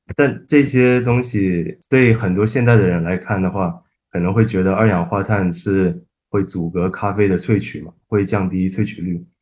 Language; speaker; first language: Chinese; non-native, fluent; Japanese